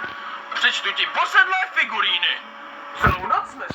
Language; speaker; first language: Czech; native; Czech